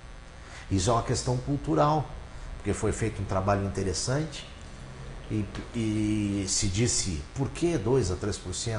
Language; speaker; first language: Portuguese; native; Portuguese